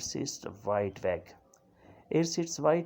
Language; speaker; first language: German; non-native, learner; Urdu